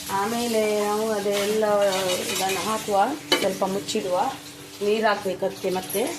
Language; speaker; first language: Kannada; non-native, local second language; Tulu